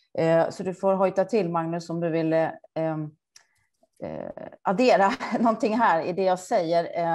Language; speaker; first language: Swedish; native; Swedish